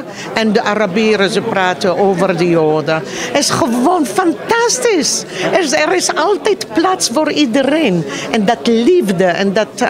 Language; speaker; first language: Dutch; non-native, fluent; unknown